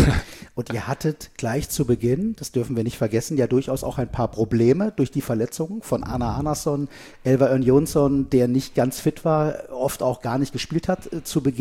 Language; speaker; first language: German; native; German